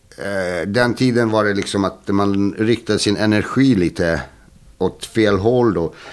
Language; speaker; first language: Swedish; early bilingual, other home language; Bosnian